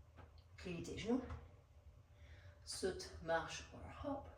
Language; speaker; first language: French; non-native, fluent; English